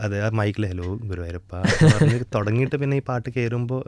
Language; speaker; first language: Malayalam; non-native, fluent; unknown